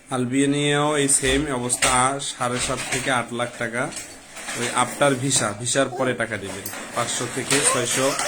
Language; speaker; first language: Bangla; native; Bangla